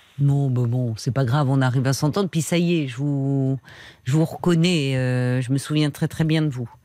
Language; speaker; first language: French; native; French